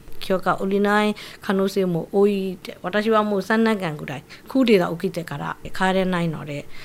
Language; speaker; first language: Japanese; non-native, fluent; Burmese